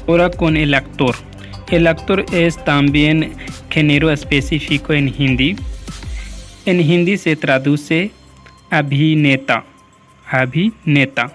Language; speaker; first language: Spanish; non-native, learner; Hindi